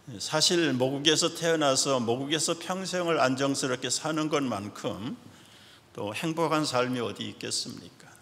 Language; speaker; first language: Korean; native; Korean